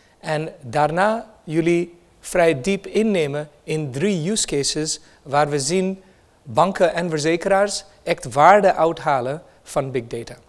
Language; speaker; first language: Dutch; non-native, fluent; Hindi